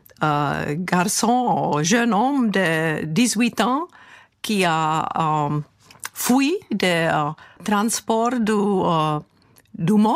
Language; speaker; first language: French; non-native, fluent; Czech